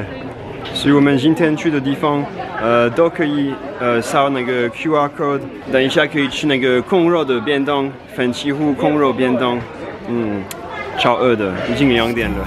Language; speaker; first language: Chinese; non-native, fluent; French